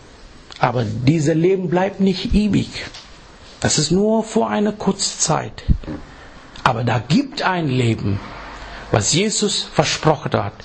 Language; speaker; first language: German; non-native, learner; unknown